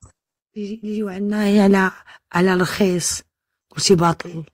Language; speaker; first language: Arabic; early bilingual, heritage; French